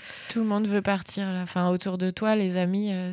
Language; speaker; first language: French; native; French